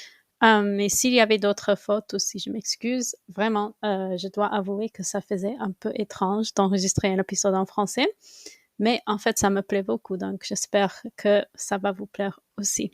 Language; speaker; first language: French; non-native, fluent; English